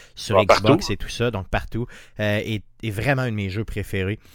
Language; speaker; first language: French; native; French